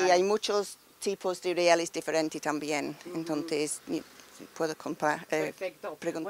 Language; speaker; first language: Spanish; non-native, learner; English